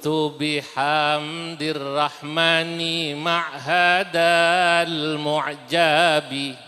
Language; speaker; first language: Arabic; non-native, fluent; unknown